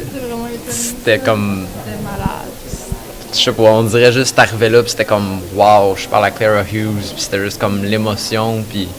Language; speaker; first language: French; native; French